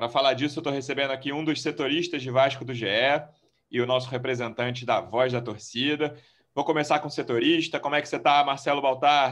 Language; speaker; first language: Portuguese; native; Portuguese